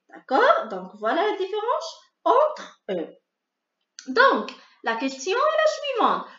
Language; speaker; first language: French; non-native, local second language; Arabic